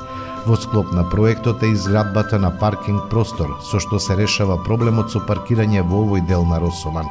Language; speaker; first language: Macedonian; native; Macedonian